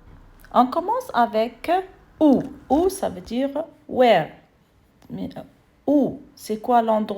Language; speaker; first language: French; non-native, fluent; Arabic